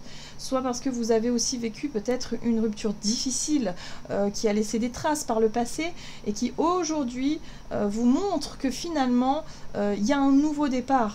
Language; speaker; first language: French; native; French